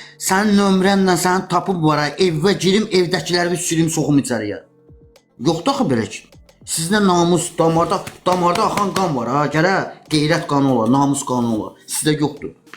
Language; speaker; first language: Azerbaijani; non-native, local second language; Talysh